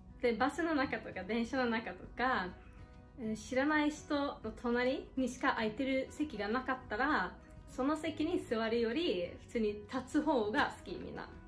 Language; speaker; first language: Japanese; non-native, fluent; Swedish